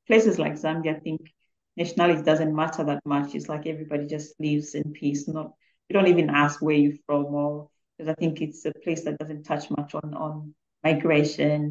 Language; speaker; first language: English; non-native, local second language; Bemba